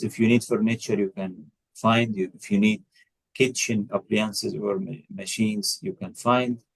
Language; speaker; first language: English; non-native, fluent; Arabic